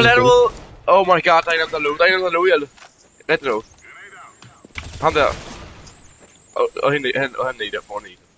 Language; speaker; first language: Danish; native; Danish